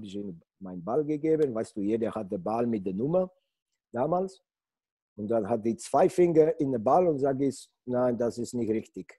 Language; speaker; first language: German; non-native, learner; Polish